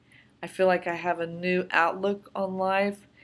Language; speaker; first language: English; native; English